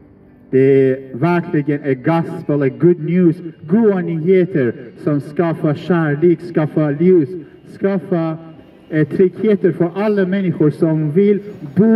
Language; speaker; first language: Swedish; non-native, learner; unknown